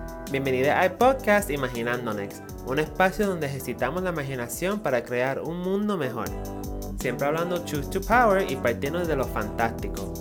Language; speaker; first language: Spanish; early bilingual, heritage; Spanish